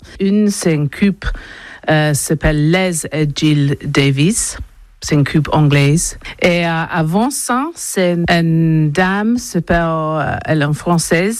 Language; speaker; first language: French; non-native, learner; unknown